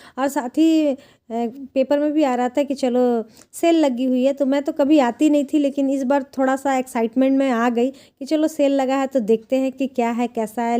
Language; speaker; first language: Hindi; non-native, local second language; Bangla